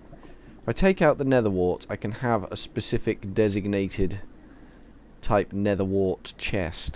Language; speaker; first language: English; native; English